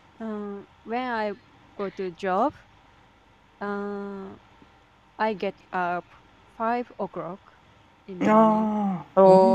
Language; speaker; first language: English; non-native, learner; Japanese